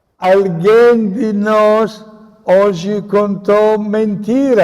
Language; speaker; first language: Portuguese; non-native, fluent; Italian